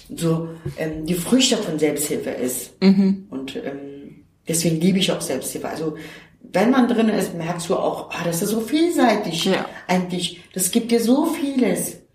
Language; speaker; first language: German; non-native, fluent; Turkish